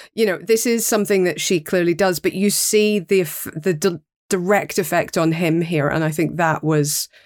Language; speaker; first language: English; native; English